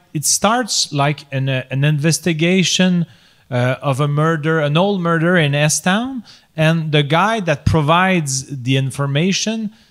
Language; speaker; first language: English; non-native, fluent; French